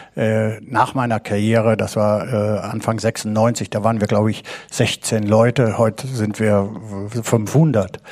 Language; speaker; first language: German; native; German